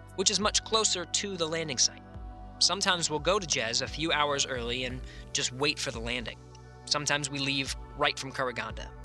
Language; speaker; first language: English; native; English